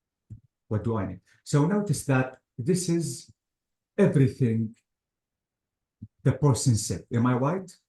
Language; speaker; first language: English; non-native, fluent; Arabic